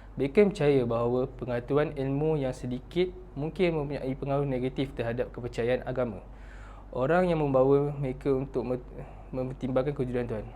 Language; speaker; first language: Malay; native; Malay